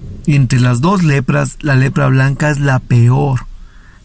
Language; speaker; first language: Spanish; native; Spanish